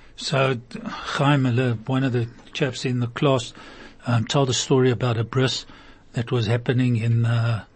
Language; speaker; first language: English; native; English